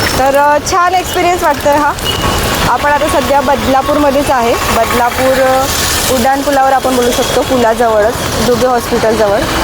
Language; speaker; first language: Marathi; native; Marathi